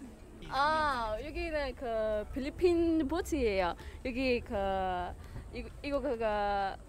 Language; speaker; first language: Korean; non-native, learner; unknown